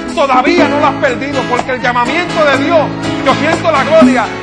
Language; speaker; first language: Spanish; native; Spanish